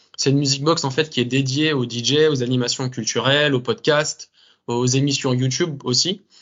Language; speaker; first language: French; native; French